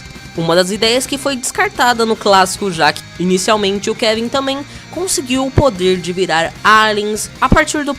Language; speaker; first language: Portuguese; native; Portuguese